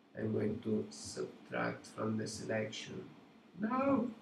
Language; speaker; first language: English; non-native, fluent; Italian